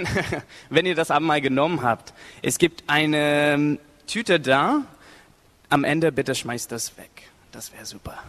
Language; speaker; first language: German; non-native, learner; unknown